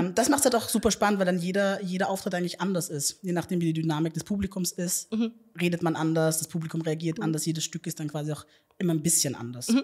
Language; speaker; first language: German; native; German